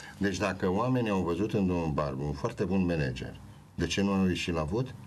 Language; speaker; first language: Romanian; native; Romanian